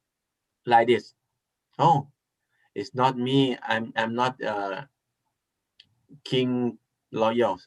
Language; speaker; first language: English; non-native, learner; Thai